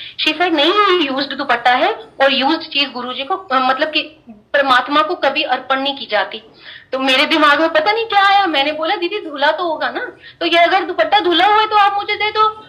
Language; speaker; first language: Hindi; non-native, local second language; Punjabi